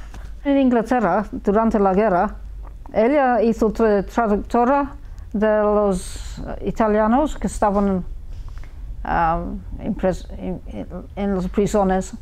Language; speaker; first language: Spanish; early bilingual, heritage; Spanish